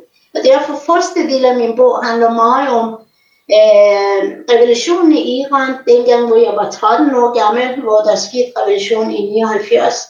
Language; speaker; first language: Danish; non-native, fluent; Persian